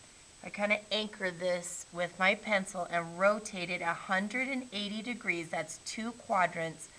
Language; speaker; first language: English; native; English